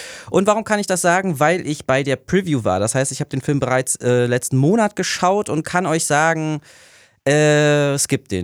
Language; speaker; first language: German; native; German